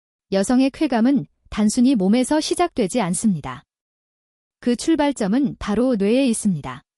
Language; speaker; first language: Korean; native; Korean